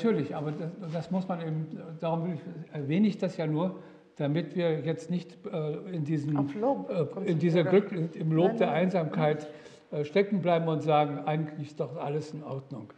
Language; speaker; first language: German; native; German